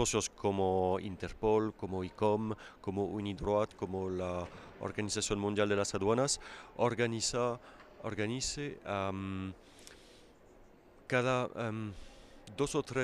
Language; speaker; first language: Spanish; non-native, fluent; French